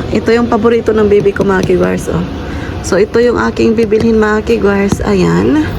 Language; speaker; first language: Filipino; non-native, local second language; Cebuano